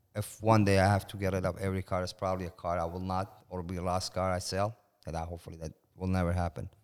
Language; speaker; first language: English; non-native, fluent; Persian